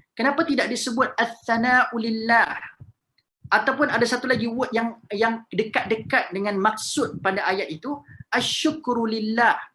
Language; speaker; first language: Malay; native; Malay